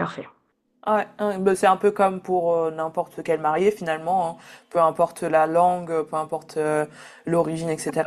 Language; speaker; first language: French; native; French